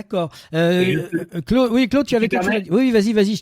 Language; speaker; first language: French; native; French